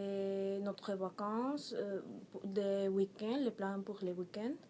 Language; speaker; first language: French; non-native, learner; Spanish